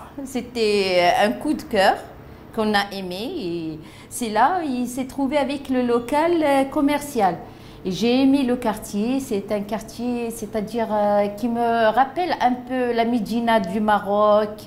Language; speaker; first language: French; non-native, local second language; Arabic